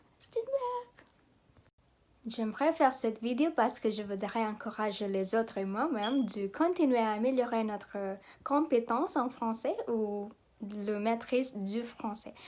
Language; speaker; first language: French; non-native, learner; Pampanga